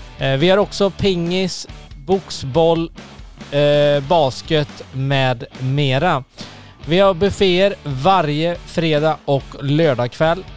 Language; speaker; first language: Swedish; native; Swedish